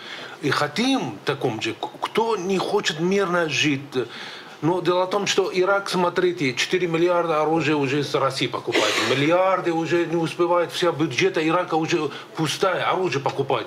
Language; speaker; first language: Russian; native; Russian